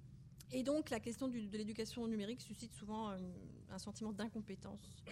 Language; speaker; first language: French; native; French